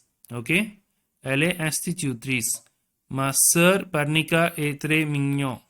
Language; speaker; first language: French; non-native, learner; Tamil